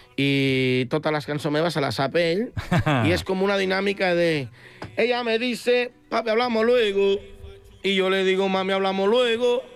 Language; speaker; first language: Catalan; early bilingual, other home language; Spanish